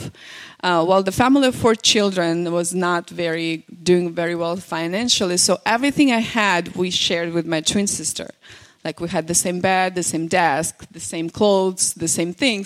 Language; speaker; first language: English; non-native, fluent; Russian